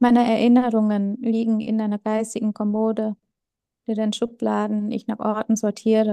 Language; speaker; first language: German; early bilingual, other home language; Vietnamese